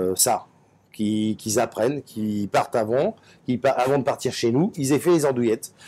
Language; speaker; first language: French; native; French